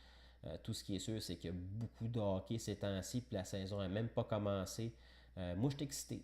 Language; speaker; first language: French; native; French